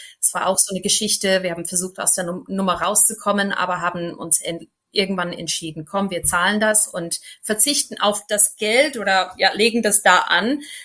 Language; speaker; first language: German; non-native, fluent; English